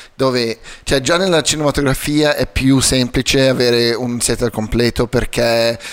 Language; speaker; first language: Italian; native; Italian